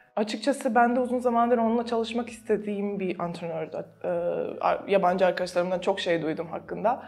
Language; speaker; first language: Turkish; non-native, fluent; Serbian